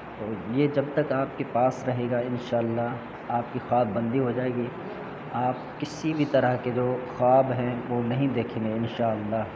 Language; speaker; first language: Urdu; non-native, local second language; Sindhi